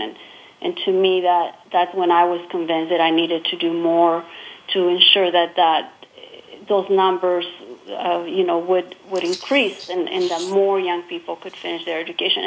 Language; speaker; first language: English; non-native, fluent; Spanish